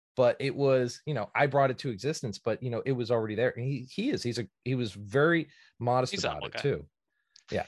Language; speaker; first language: English; native; English